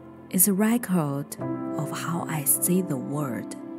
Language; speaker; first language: English; non-native, fluent; Chinese